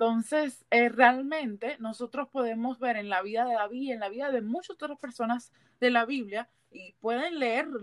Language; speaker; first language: Spanish; early bilingual, heritage; Spanish